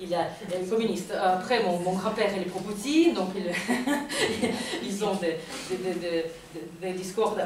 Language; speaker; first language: French; non-native, fluent; Russian